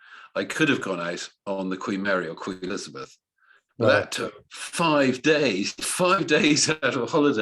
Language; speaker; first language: English; native; English